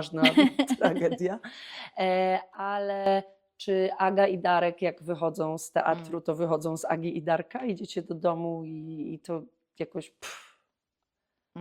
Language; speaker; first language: Polish; native; Polish